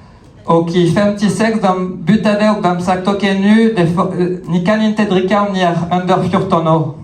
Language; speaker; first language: Swedish; non-native, fluent; French